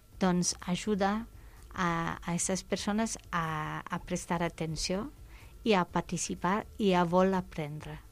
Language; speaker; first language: Catalan; non-native, fluent; English